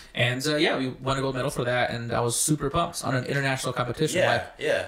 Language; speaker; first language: English; native; English